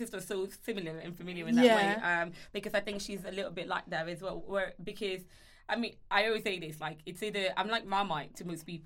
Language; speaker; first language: English; non-native, local second language; Yoruba